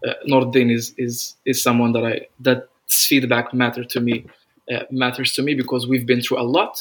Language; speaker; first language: English; non-native, fluent; Arabic